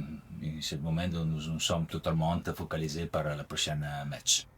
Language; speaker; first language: French; non-native, learner; Italian